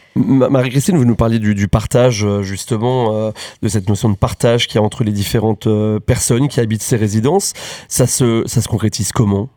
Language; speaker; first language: French; native; French